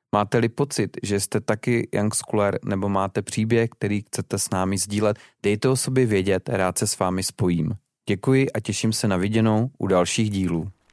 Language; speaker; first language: Czech; native; Czech